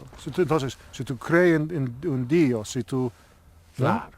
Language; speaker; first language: Spanish; non-native, learner; English